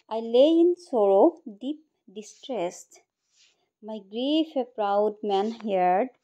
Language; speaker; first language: English; non-native, local second language; Assamese